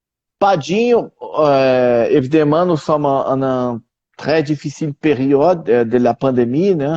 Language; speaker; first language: French; non-native, learner; Portuguese